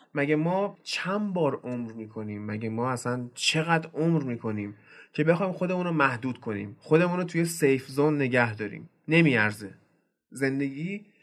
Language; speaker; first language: Persian; native; Persian